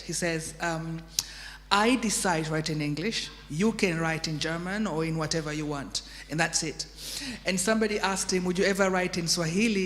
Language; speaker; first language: English; non-native, local second language; Swahili